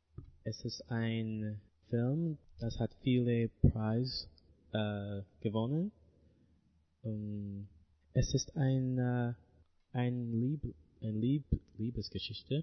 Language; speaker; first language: German; non-native, learner; English